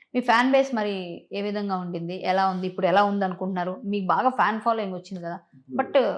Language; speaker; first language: Telugu; native; Telugu